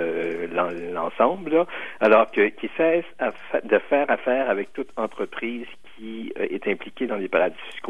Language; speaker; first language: French; native; French